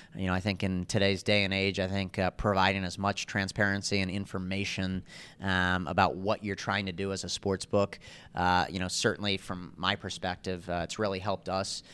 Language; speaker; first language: English; native; English